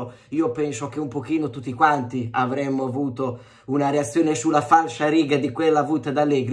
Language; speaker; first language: Italian; native; Italian